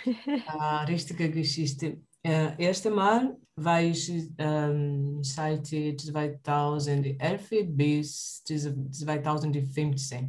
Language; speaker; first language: German; non-native, learner; Portuguese